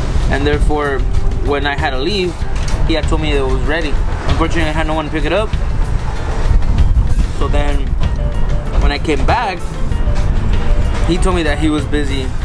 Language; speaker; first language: English; early bilingual, other home language; Spanish